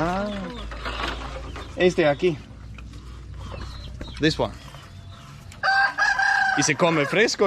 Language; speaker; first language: Spanish; non-native, learner; Danish